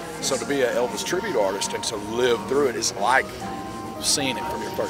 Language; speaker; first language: English; native; English